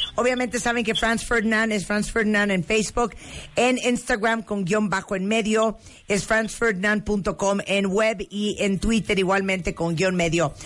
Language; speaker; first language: Spanish; native; Spanish